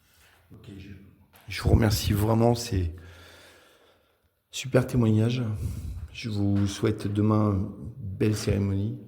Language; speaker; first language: French; native; French